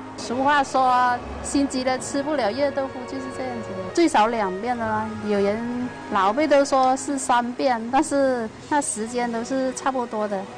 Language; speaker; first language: Chinese; non-native, local second language; Hakka Chinese